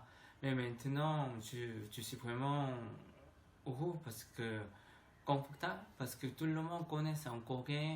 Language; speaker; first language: French; non-native, learner; Korean